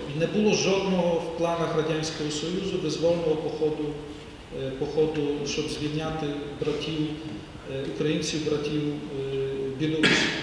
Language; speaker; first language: Ukrainian; native; Ukrainian